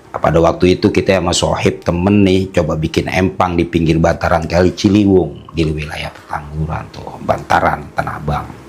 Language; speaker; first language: Indonesian; native; Indonesian